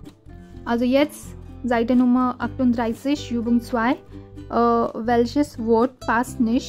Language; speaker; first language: German; non-native, fluent; Hindi